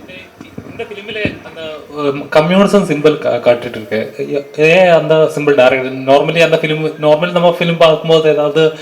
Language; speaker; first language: Tamil; non-native, learner; Malayalam